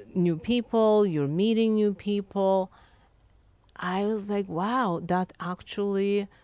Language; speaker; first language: English; non-native, fluent; Lithuanian